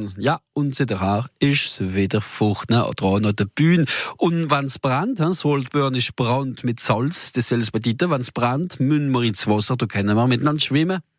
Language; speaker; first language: German; native; German